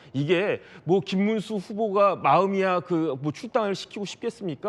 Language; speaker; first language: Korean; native; Korean